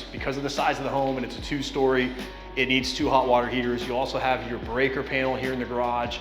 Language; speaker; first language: English; native; English